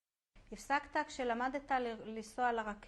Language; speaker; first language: Hebrew; native; Hebrew